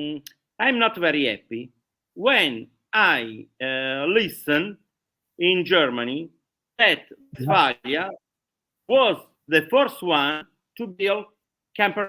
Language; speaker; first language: English; non-native, learner; Italian